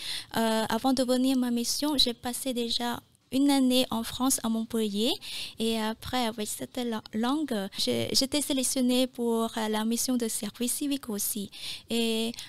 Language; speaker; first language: French; non-native, fluent; Khmer